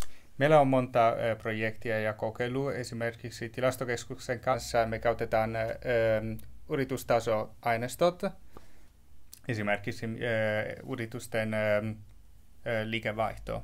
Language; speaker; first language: Finnish; non-native, learner; Italian